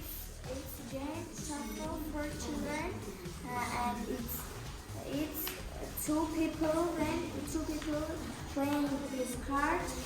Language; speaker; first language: English; non-native, learner; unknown